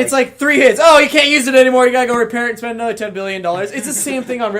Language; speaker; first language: English; native; English